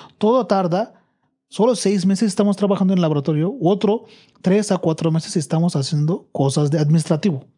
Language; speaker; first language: Spanish; non-native, learner; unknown